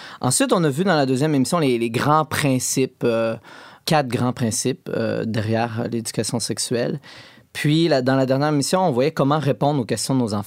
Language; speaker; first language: French; native; French